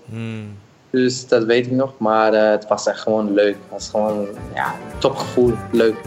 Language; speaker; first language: Dutch; non-native, fluent; German